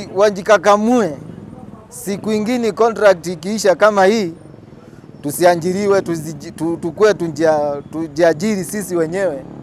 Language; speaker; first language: Swahili; non-native, local second language; Kamba